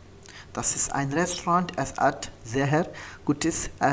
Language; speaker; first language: German; non-native, fluent; Hindi